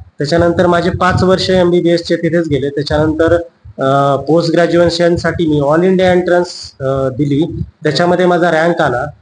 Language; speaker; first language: Marathi; native; Marathi